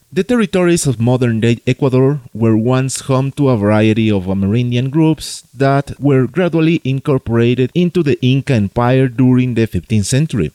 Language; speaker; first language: English; non-native, fluent; Spanish